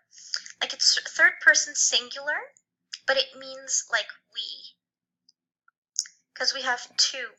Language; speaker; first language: English; non-native, fluent; French